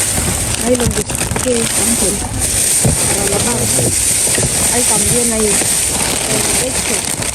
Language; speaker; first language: Spanish; non-native, learner; Filipino